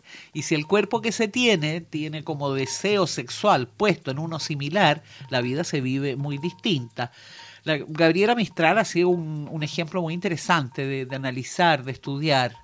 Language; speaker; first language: Spanish; native; Spanish